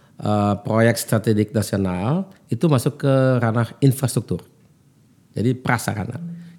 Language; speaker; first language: Indonesian; early bilingual, heritage; German